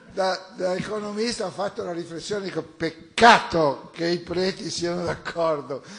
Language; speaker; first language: Italian; native; Italian